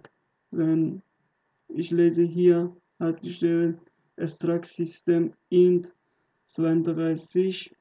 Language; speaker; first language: German; non-native, learner; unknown